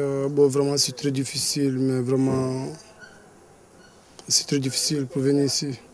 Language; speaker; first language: French; non-native, learner; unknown